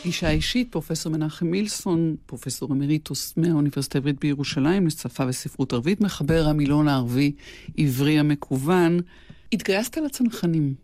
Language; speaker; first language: Hebrew; native; Hebrew